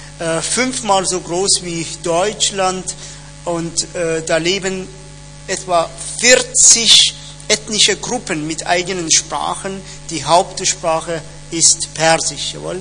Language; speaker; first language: German; non-native, fluent; Persian